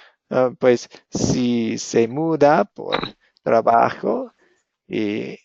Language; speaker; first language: Spanish; non-native, fluent; English